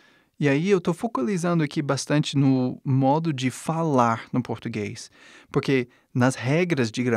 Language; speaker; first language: Portuguese; non-native, fluent; English